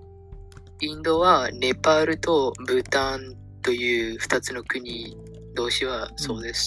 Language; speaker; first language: Japanese; non-native, learner; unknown